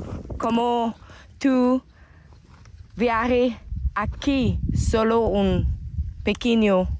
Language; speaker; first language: Spanish; non-native, learner; English